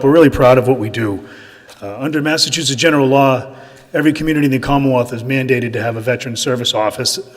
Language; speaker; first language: English; native; English